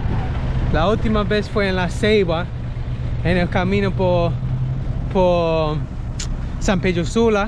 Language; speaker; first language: Spanish; non-native, learner; English